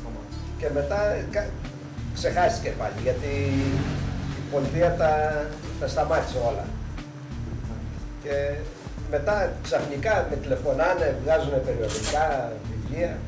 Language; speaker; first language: Greek; early bilingual, heritage; Greek